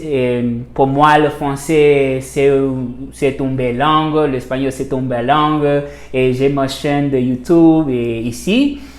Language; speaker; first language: French; non-native, learner; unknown